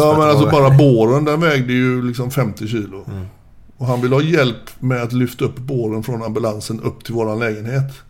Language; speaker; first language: Swedish; native; Swedish